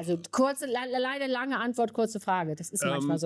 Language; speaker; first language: German; native; German